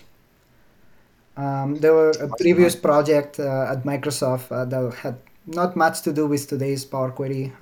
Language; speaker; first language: English; non-native, fluent; Spanish